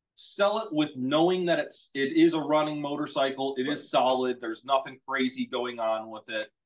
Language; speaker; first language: English; native; English